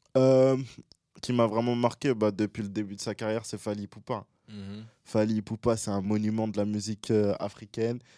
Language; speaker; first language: French; early bilingual, other home language; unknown